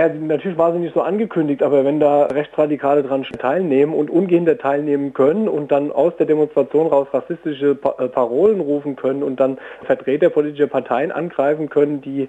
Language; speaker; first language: German; native; German